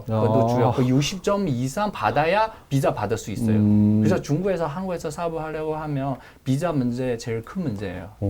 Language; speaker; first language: Korean; non-native, learner; Chinese